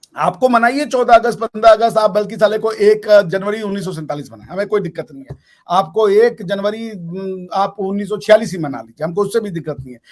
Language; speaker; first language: Hindi; native; Hindi